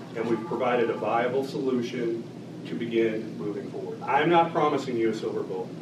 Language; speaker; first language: English; native; English